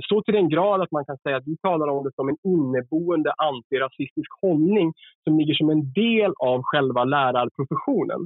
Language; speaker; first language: Swedish; native; Swedish